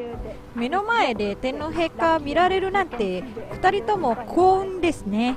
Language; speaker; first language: Japanese; non-native, fluent; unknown